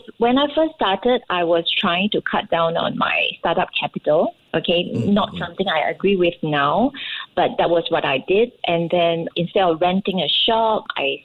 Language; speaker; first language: English; non-native, local second language; Cantonese